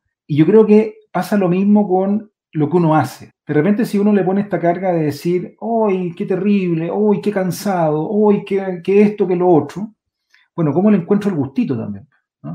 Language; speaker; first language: Spanish; native; Spanish